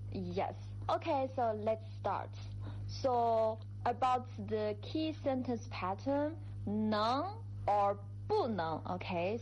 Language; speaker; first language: English; non-native, fluent; Chinese